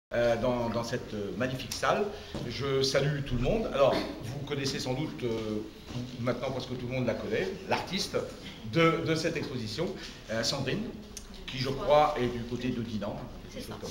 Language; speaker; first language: French; native; French